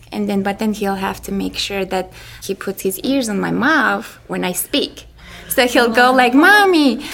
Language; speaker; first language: English; non-native, fluent; Mongolian